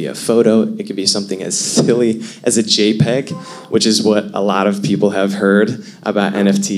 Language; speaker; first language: English; native; English